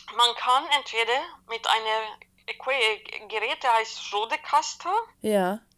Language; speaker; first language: German; non-native, fluent; Swedish